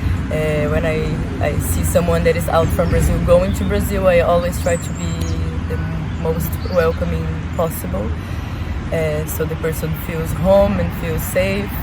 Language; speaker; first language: English; non-native, fluent; Portuguese